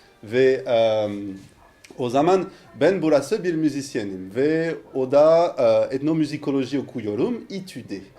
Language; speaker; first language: Turkish; non-native, learner; French